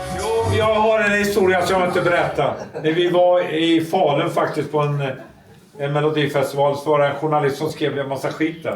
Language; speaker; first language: Swedish; native; Swedish